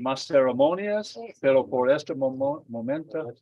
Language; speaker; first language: Spanish; non-native, learner; English